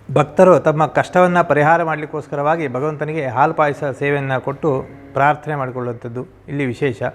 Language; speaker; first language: Kannada; native; Kannada